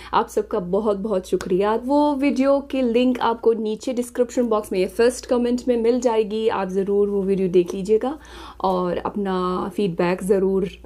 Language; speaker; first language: Urdu; non-native, fluent; Arabic